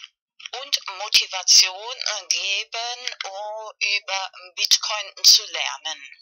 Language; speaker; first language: German; non-native, fluent; Spanish